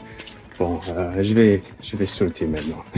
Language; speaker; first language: French; non-native, fluent; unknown